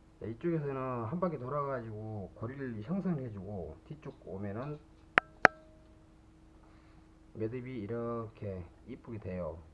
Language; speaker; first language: Korean; native; Korean